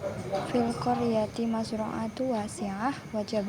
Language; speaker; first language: Arabic; non-native, learner; Indonesian